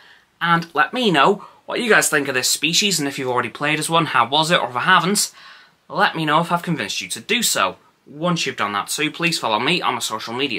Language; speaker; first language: English; native; English